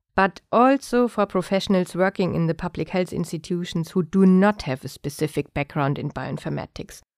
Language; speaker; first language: English; non-native, fluent; German